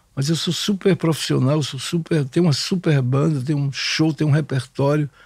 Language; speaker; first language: Portuguese; native; Portuguese